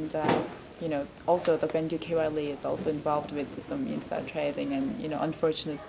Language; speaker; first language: English; non-native, fluent; Korean